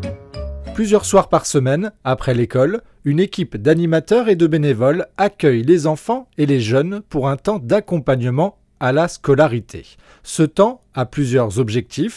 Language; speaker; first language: French; native; French